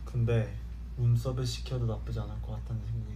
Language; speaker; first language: Korean; early bilingual, heritage; Korean